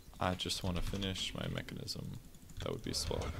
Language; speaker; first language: English; native; English